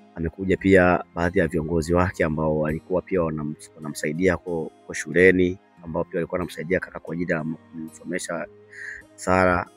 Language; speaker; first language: Swahili; native; Swahili